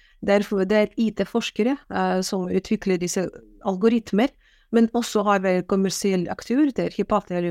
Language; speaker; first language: Norwegian; non-native, fluent; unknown